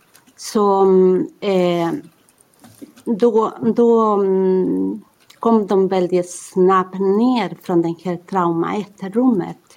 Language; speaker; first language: Swedish; non-native, fluent; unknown